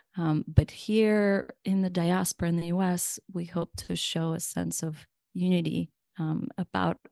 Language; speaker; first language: English; non-native, fluent; Russian